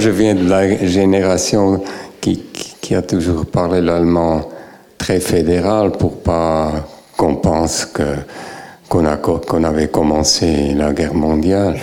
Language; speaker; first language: French; native; French